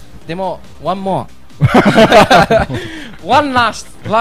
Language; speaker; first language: Japanese; non-native, learner; German